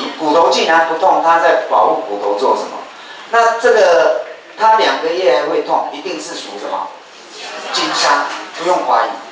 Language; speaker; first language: Chinese; native; Chinese